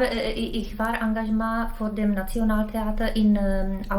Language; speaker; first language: German; non-native, learner; Czech